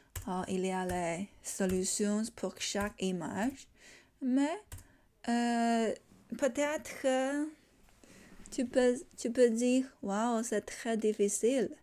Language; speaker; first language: French; non-native, learner; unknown